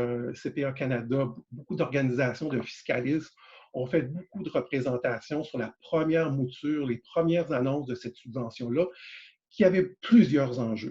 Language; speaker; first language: French; native; French